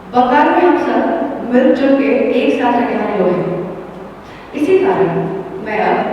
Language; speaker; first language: Hindi; non-native, local second language; Bangla